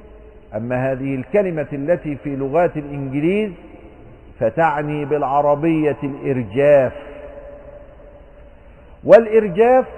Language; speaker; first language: Arabic; native; Arabic